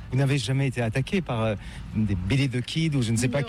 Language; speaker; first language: French; native; French